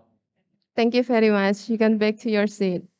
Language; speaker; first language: English; non-native, learner; Indonesian